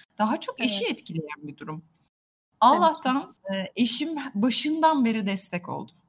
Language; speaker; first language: Turkish; native; Turkish